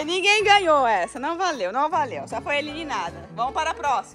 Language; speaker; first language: Portuguese; native; Portuguese